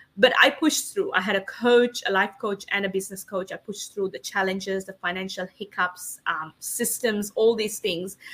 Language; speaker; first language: English; non-native, local second language; Sinhala